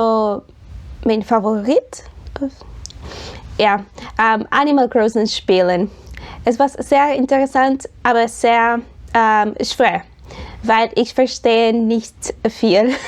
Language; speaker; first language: German; non-native, learner; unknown